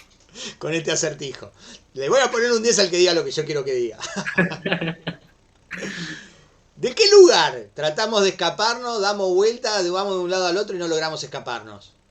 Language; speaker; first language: Spanish; native; Spanish